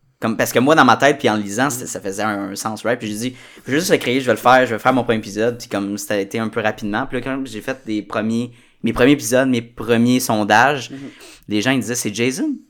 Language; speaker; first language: French; native; French